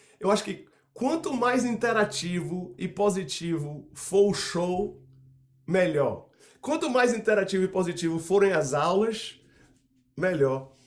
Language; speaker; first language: Portuguese; native; Portuguese